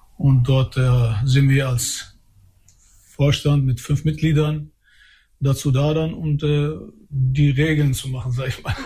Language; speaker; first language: German; early bilingual, other home language; Albanian